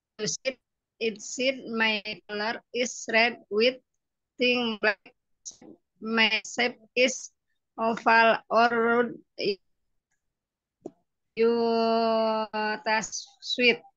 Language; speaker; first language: English; non-native, learner; Indonesian